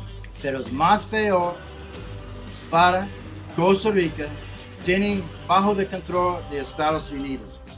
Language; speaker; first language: Spanish; non-native, learner; English